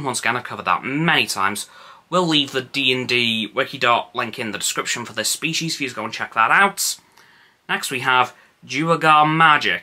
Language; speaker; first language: English; native; English